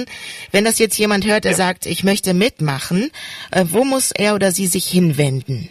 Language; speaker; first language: German; native; German